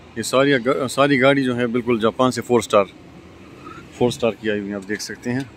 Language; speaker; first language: Urdu; non-native, local second language; Pashto